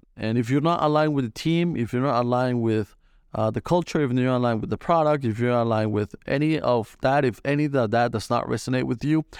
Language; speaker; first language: English; non-native, fluent; Spanish